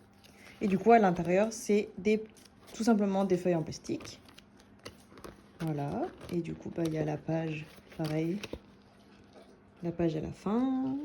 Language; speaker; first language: French; native; French